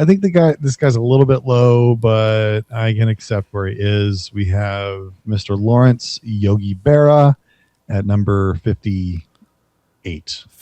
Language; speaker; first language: English; native; English